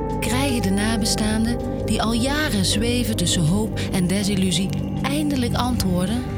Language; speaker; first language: Dutch; native; Dutch